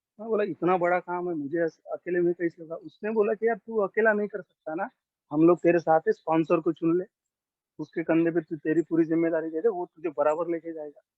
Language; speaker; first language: Hindi; non-native, local second language; Marathi